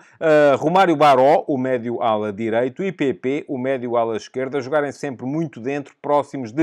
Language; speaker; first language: Portuguese; native; Portuguese